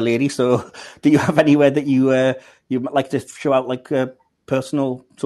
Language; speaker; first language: English; native; English